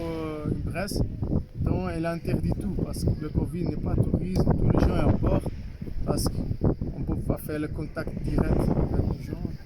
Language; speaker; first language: French; non-native, fluent; Kabuverdianu